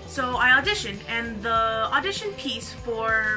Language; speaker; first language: English; native; English